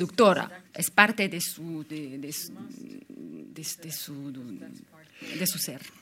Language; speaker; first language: Spanish; non-native, fluent; French